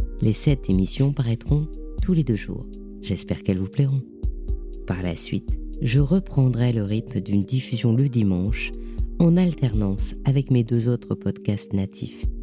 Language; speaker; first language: French; native; French